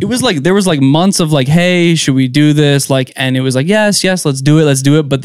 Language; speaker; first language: English; native; English